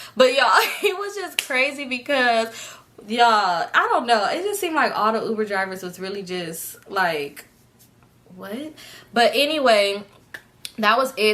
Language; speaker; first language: English; native; English